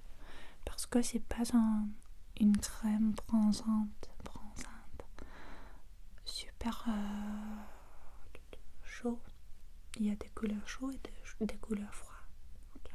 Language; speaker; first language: French; non-native, learner; English